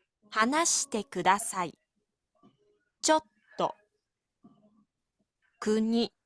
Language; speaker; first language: Japanese; non-native, learner; Filipino